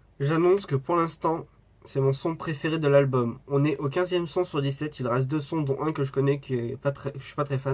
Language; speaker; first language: French; native; French